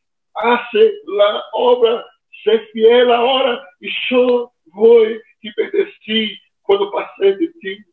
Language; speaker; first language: Spanish; non-native, fluent; Portuguese